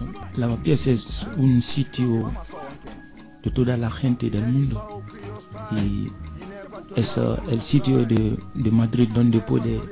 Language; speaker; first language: Spanish; non-native, learner; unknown